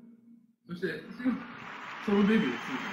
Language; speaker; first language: Japanese; native; Japanese